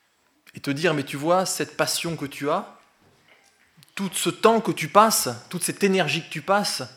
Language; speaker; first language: French; native; French